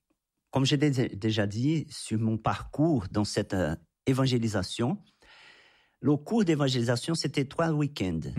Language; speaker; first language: French; non-native, fluent; Portuguese